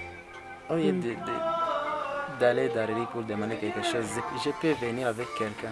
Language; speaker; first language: French; non-native, local second language; Kinyarwanda